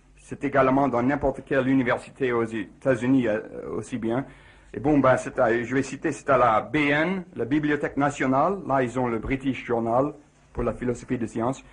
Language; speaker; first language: French; non-native, fluent; English